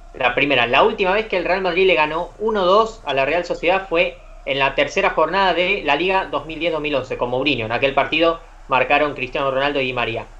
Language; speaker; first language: Spanish; native; Spanish